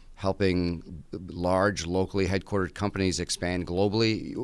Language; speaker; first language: English; native; English